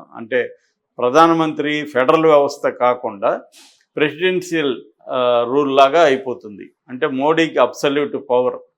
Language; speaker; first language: Telugu; native; Telugu